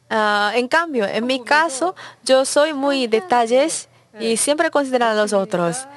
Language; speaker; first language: Spanish; non-native, learner; Korean